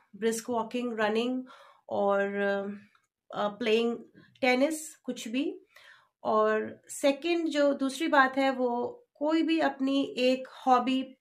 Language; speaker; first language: Hindi; native; Hindi